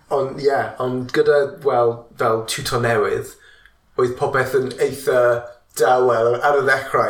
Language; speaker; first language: Welsh; non-native, learner; English